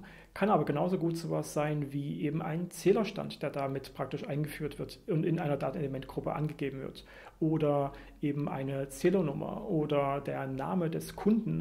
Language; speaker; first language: German; native; German